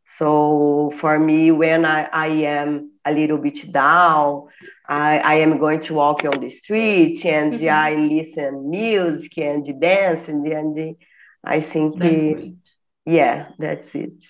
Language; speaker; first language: English; non-native, learner; Portuguese